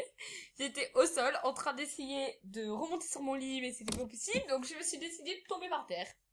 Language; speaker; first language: French; native; French